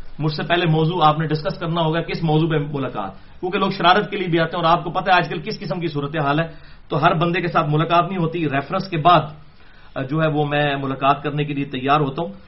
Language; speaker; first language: Urdu; non-native, local second language; Punjabi